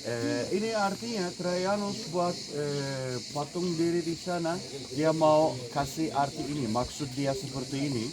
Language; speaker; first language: Indonesian; non-native, learner; Turkish